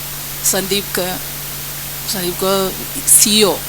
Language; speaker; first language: Hindi; non-native, local second language; Malayalam